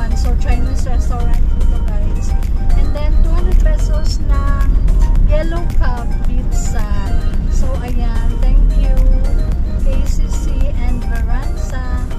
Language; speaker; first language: Filipino; non-native, local second language; Cebuano